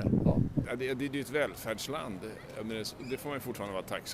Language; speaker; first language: Swedish; native; Swedish